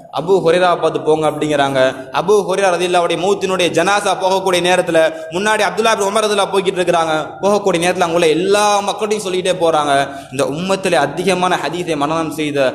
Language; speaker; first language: Tamil; native; Tamil